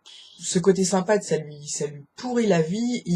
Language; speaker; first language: French; native; French